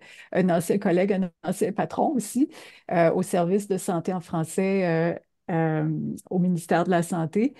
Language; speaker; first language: French; native; French